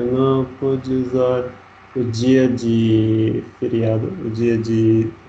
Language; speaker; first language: Portuguese; non-native, learner; Russian